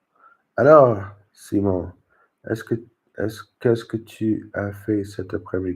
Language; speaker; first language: French; non-native, learner; English